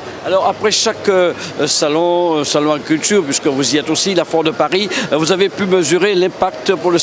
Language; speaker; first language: French; native; French